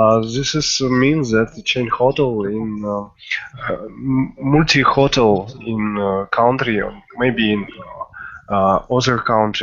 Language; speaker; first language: English; non-native, learner; Russian